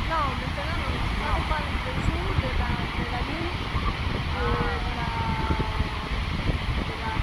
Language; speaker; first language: French; non-native, learner; Portuguese